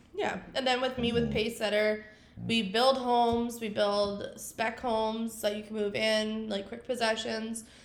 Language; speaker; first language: English; native; English